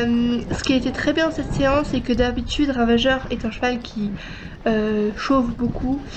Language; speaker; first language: French; native; French